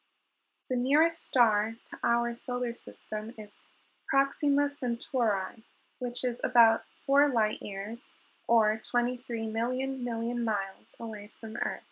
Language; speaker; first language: English; native; English